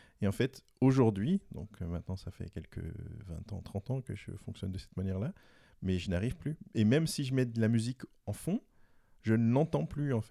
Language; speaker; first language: French; native; French